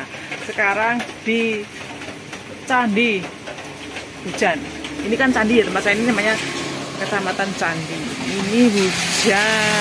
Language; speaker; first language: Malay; non-native, local second language; Javanese